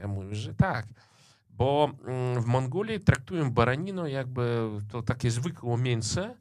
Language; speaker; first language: Polish; non-native, fluent; Russian